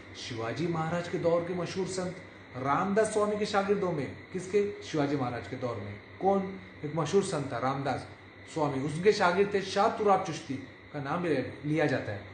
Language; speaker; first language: Urdu; native; Urdu